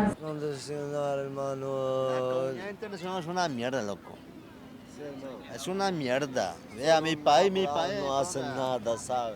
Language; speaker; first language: Spanish; non-native, learner; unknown